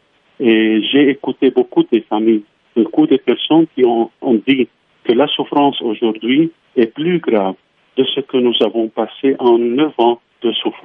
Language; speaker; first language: French; non-native, fluent; Arabic